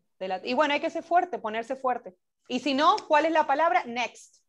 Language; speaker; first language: Spanish; native; Spanish